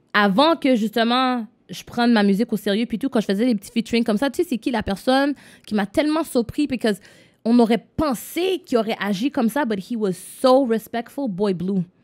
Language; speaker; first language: French; non-native, local second language; English